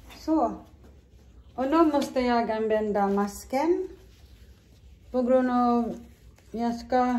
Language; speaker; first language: Swedish; non-native, learner; Cebuano